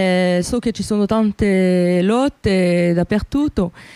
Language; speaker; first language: Italian; non-native, fluent; French